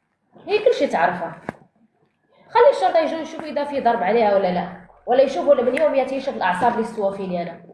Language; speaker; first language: Arabic; non-native, local second language; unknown